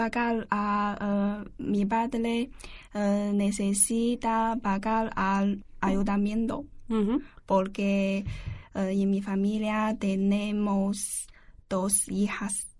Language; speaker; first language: Spanish; non-native, learner; Chinese